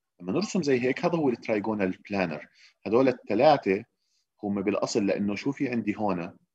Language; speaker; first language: Arabic; native; Arabic